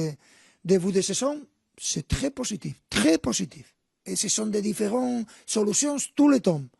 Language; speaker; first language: French; non-native, fluent; Spanish